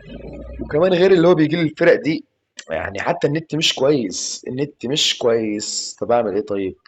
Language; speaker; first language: Arabic; native; Arabic